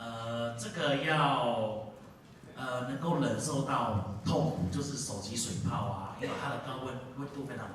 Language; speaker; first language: Chinese; native; Chinese